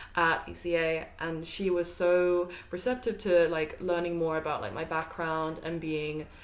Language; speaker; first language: English; native; English